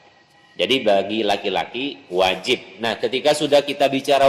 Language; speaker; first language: Indonesian; native; Indonesian